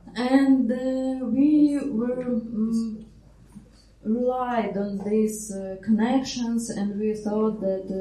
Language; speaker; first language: English; non-native, fluent; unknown